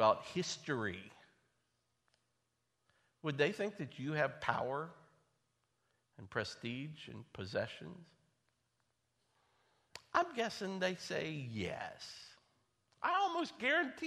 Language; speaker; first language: English; native; English